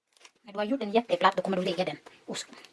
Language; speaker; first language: Swedish; non-native, learner; Cebuano